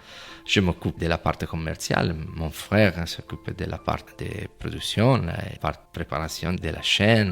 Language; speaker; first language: French; non-native, fluent; Italian